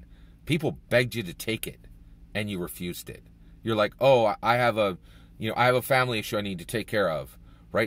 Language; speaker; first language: English; native; English